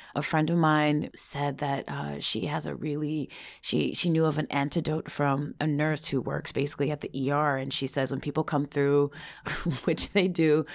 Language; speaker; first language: English; early bilingual, other home language; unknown